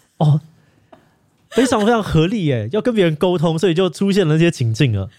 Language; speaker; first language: Chinese; native; Chinese